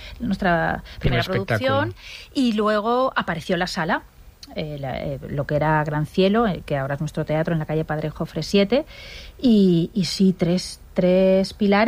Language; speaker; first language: Spanish; native; Spanish